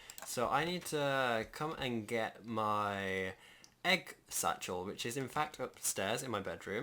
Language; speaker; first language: English; native; English